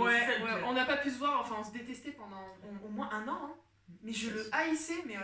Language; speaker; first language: French; native; French